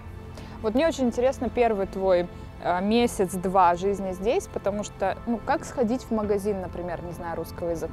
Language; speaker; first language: Russian; native; Russian